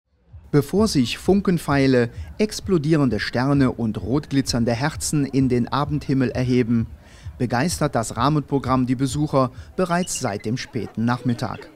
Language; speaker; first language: German; native; German